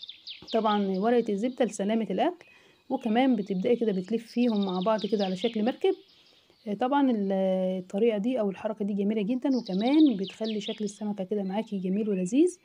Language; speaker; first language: Arabic; native; Arabic